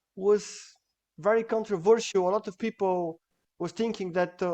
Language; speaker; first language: English; non-native, fluent; Bulgarian